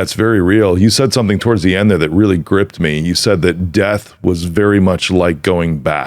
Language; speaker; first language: English; native; English